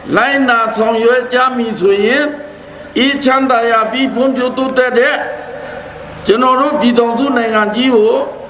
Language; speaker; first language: Burmese; non-native, local second language; Pa'o Karen